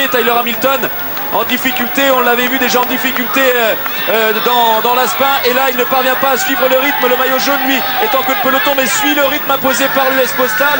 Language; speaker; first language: French; native; French